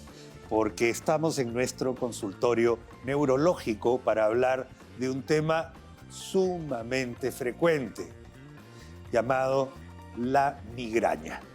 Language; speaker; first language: Spanish; native; Spanish